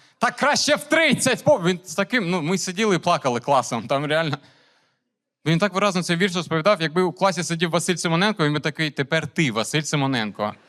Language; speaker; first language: Ukrainian; non-native, local second language; Russian